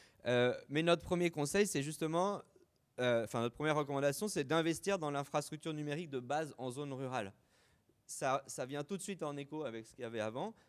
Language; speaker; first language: French; native; French